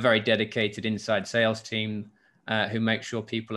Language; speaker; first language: English; native; English